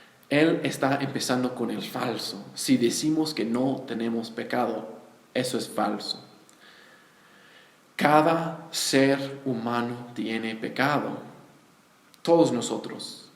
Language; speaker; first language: Spanish; non-native, fluent; English